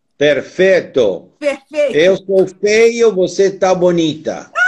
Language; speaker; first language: Portuguese; non-native, learner; Spanish